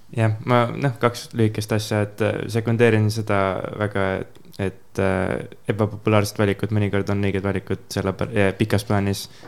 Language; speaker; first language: Estonian; native; Estonian